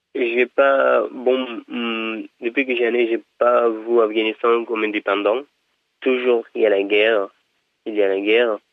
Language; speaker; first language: French; non-native, fluent; Persian